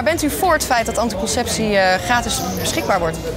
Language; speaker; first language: Dutch; native; Dutch